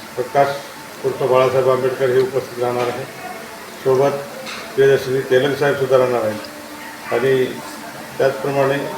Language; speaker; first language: Marathi; native; Marathi